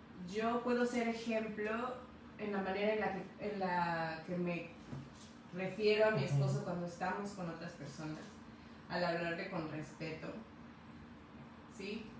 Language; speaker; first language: Spanish; native; Spanish